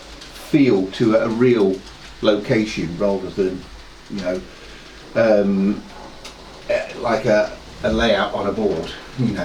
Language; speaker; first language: English; native; English